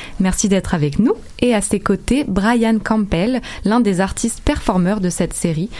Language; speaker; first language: French; native; French